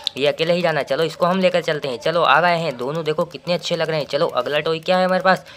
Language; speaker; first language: Hindi; native; Hindi